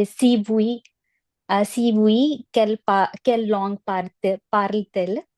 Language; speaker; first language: French; non-native, learner; Punjabi